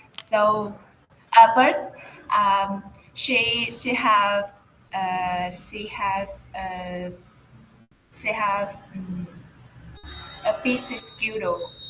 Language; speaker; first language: English; non-native, learner; Vietnamese